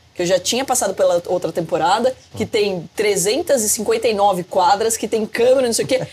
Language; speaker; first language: Portuguese; native; Portuguese